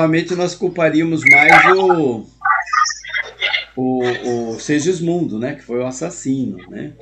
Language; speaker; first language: Portuguese; native; Portuguese